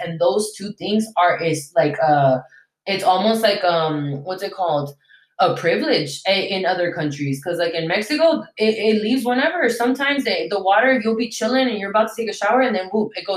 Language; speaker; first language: English; early bilingual, other home language; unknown